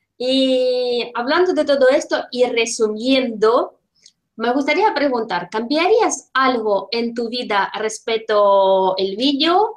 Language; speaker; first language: Spanish; non-native, fluent; Russian